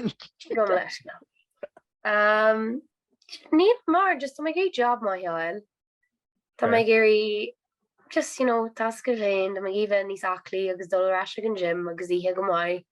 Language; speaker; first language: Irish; non-native, local second language; English